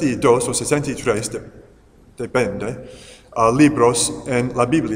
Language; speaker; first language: Spanish; non-native, fluent; English